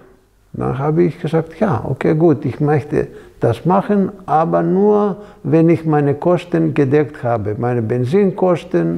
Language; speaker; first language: German; non-native, fluent; Greek